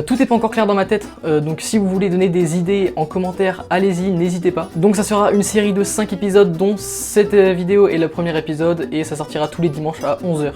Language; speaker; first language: French; native; French